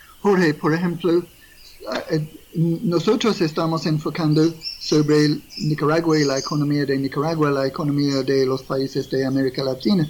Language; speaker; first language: Spanish; non-native, fluent; English